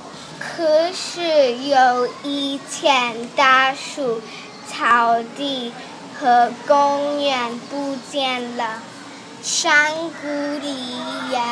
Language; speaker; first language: Chinese; non-native, learner; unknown